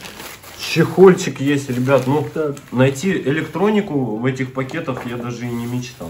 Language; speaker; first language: Russian; native; Russian